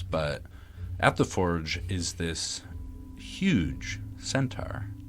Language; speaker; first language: English; native; English